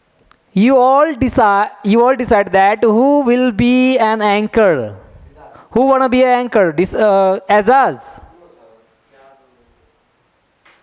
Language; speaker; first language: English; non-native, fluent; Hindi